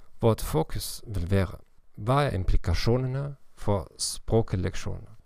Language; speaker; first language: Norwegian; non-native, learner; German